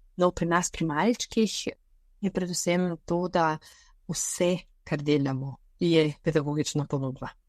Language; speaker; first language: Slovenian; non-native, fluent; Bulgarian